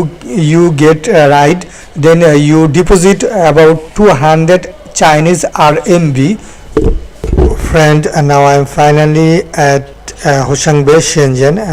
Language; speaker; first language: English; non-native, learner; Bangla